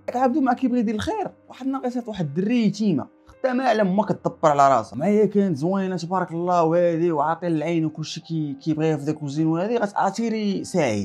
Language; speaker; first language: Arabic; native; Arabic